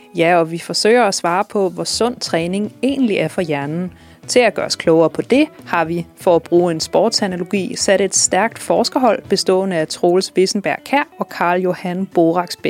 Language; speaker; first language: Danish; native; Danish